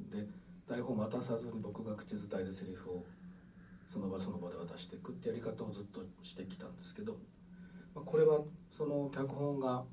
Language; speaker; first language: Japanese; native; Japanese